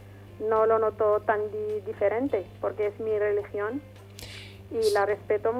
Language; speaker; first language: Spanish; non-native, fluent; Arabic